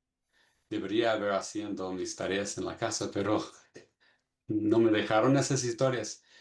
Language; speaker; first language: Spanish; non-native, fluent; English